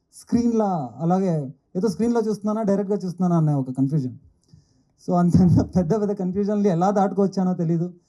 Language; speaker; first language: Telugu; native; Telugu